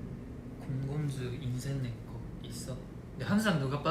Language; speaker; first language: Korean; non-native, fluent; Japanese